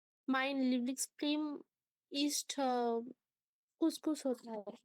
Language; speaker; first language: German; non-native, learner; Hindi